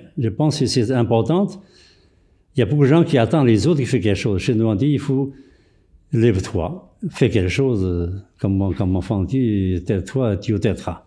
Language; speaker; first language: French; non-native, fluent; Chinese